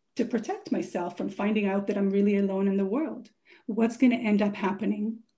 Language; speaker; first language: English; non-native, fluent; Hebrew